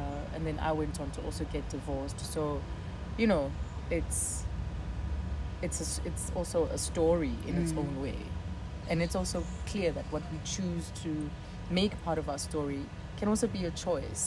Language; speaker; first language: English; non-native, local second language; Zulu